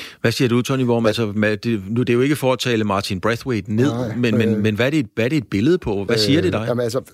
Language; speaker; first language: Danish; native; Danish